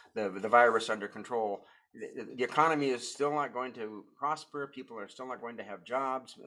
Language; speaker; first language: English; native; English